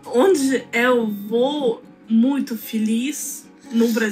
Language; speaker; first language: Portuguese; non-native, learner; Russian